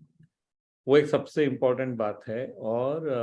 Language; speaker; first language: Hindi; native; Hindi